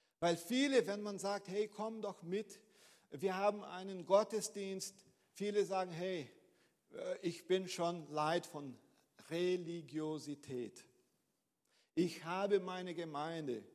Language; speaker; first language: German; non-native, fluent; Portuguese